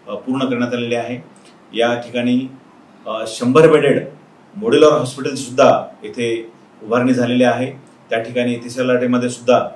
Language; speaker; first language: Marathi; native; Marathi